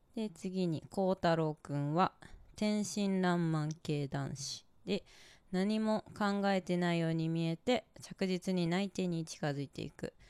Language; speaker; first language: Japanese; native; Japanese